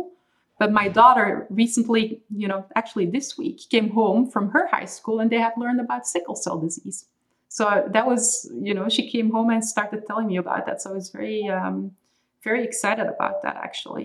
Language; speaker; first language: English; non-native, fluent; Dutch